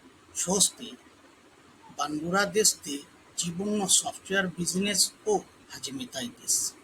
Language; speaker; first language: Japanese; non-native, learner; Bangla